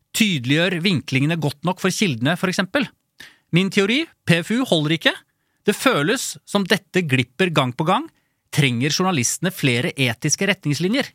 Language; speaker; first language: Norwegian; native; Norwegian